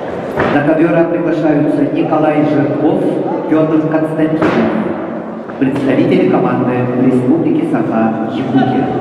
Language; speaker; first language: Russian; native; Russian